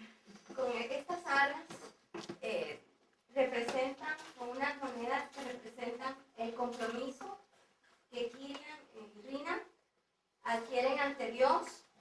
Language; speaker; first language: Spanish; native; Spanish